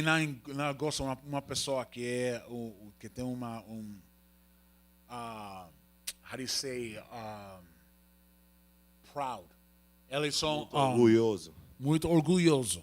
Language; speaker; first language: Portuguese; non-native, learner; Spanish